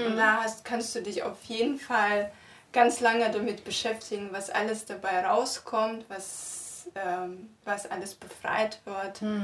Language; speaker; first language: German; non-native, fluent; Russian